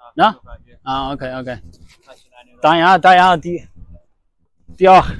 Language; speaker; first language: Welsh; non-native, learner; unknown